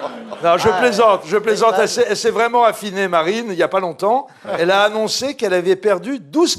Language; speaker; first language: French; native; French